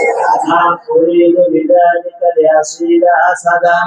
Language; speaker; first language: Arabic; non-native, fluent; Bangla